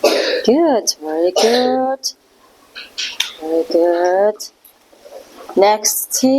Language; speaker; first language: English; non-native, learner; Mongolian